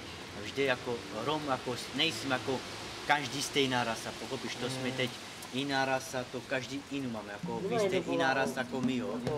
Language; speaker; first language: Czech; non-native, local second language; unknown